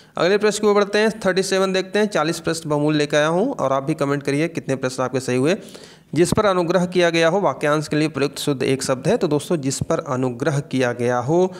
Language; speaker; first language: Hindi; native; Hindi